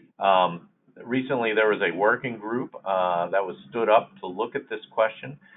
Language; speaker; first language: English; native; English